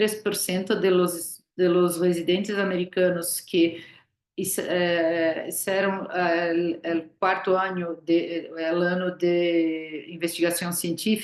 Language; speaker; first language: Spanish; non-native, learner; Portuguese